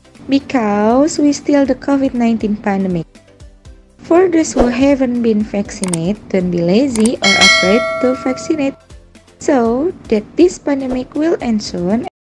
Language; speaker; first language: English; non-native, learner; Indonesian